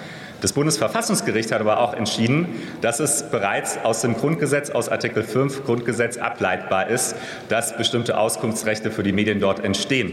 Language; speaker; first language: German; native; German